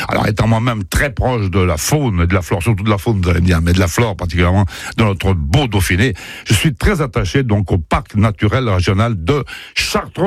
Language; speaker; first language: French; native; French